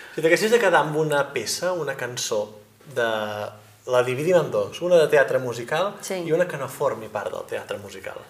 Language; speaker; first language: Catalan; native; Catalan